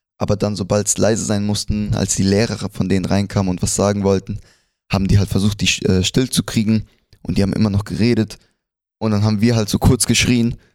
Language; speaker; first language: German; early bilingual, other home language; Spanish